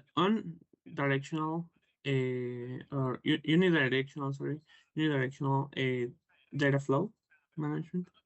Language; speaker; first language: English; non-native, fluent; Spanish